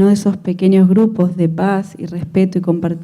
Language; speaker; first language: Spanish; native; Spanish